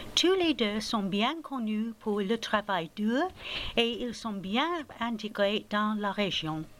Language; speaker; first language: French; non-native, fluent; English